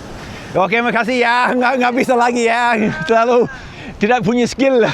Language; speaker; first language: Indonesian; non-native, fluent; English